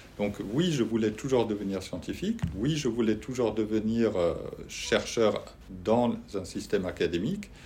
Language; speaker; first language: French; non-native, fluent; German